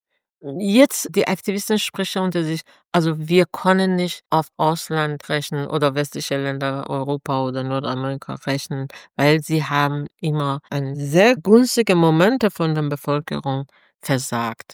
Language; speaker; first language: German; non-native, fluent; Persian